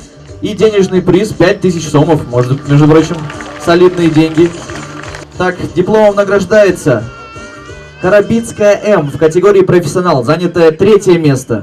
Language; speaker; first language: Russian; native; Russian